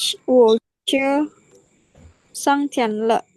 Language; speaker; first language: Chinese; non-native, learner; Indonesian